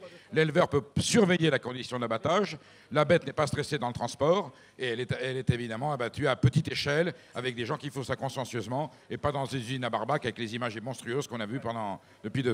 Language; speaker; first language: French; native; French